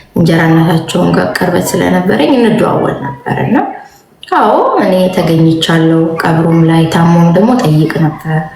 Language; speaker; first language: Amharic; native; Amharic